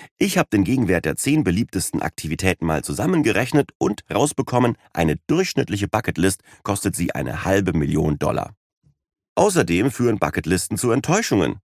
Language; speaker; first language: German; native; German